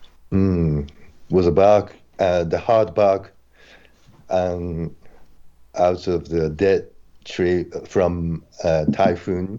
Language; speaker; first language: English; non-native, fluent; Japanese